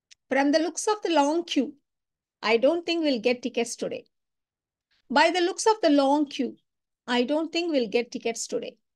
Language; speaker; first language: English; non-native, local second language; Tamil